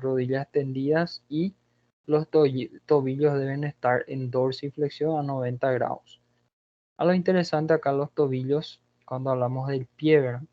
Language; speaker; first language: Spanish; non-native, fluent; Portuguese